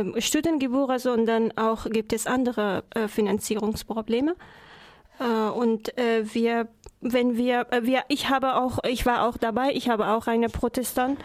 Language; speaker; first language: German; non-native, learner; Persian